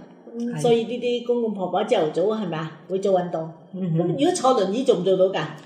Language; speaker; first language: Cantonese; native; Cantonese